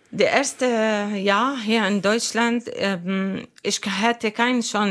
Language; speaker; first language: German; non-native, learner; Arabic